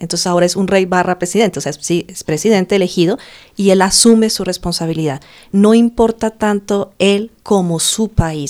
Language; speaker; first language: Spanish; native; Spanish